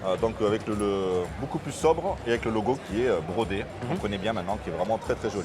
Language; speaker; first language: French; native; French